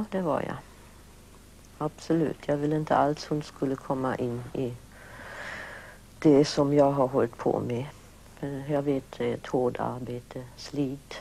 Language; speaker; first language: Swedish; early bilingual, other home language; German